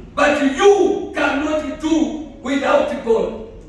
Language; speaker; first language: English; non-native, local second language; Swahili